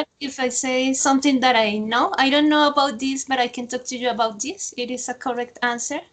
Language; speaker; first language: English; non-native, fluent; Spanish